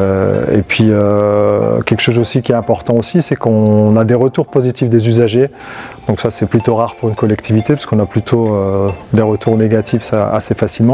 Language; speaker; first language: French; native; French